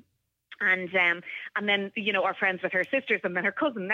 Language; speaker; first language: English; native; English